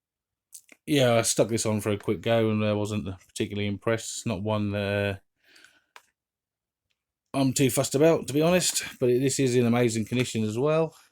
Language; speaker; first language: English; native; English